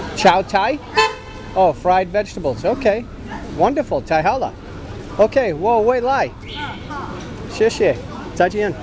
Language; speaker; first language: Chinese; non-native, learner; English